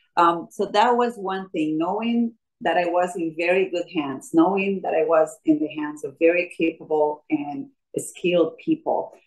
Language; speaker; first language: English; non-native, fluent; Spanish